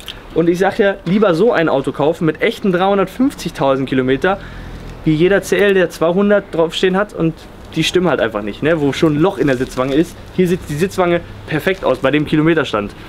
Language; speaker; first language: German; native; German